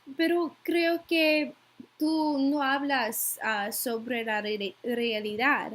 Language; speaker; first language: Spanish; non-native, learner; English